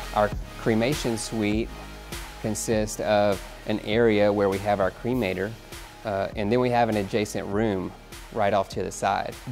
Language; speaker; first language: English; native; English